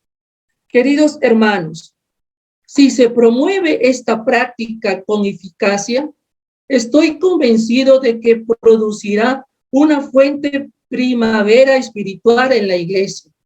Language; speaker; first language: Spanish; native; Spanish